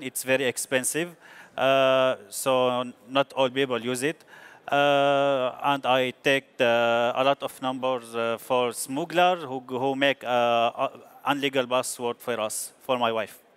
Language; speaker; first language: English; non-native, learner; Arabic